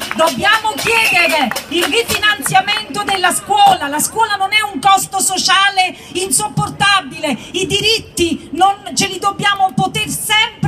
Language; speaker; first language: Italian; native; Italian